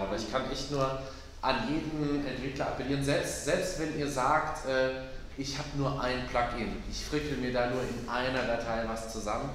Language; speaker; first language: German; native; German